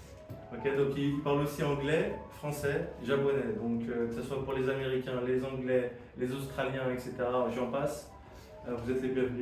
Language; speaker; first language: French; native; French